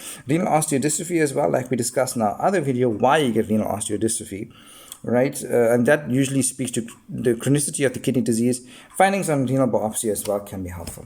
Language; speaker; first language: English; native; English